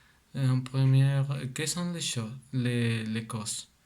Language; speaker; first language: French; non-native, learner; Spanish